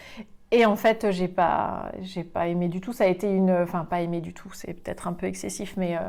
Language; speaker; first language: French; native; French